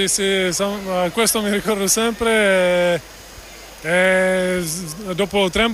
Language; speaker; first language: Italian; non-native, fluent; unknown